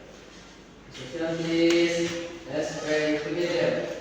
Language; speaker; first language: English; non-native, fluent; Indonesian